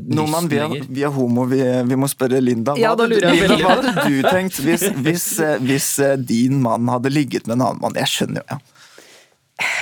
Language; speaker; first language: Norwegian; early bilingual, other home language; Urdu